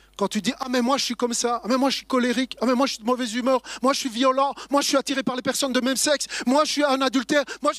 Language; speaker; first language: French; native; French